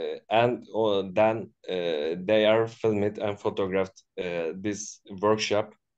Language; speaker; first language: English; non-native, learner; Turkish